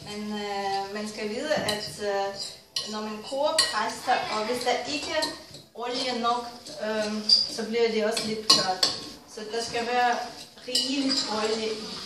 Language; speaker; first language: Danish; non-native, fluent; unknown